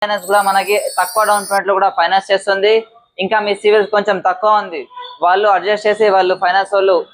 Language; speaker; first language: Telugu; native; Telugu